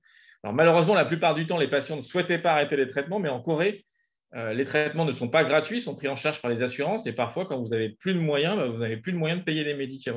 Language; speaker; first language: French; native; French